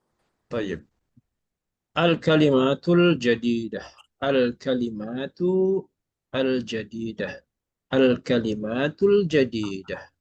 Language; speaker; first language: Arabic; non-native, fluent; Malay